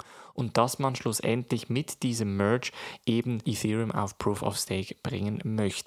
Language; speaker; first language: German; native; German